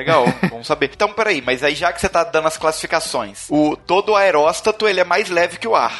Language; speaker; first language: Portuguese; native; Portuguese